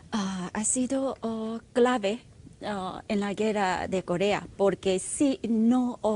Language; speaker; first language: Spanish; non-native, fluent; Korean